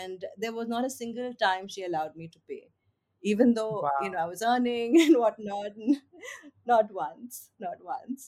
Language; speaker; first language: English; non-native, local second language; Hindi